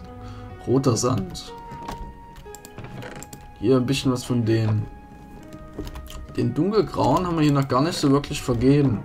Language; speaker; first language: German; native; German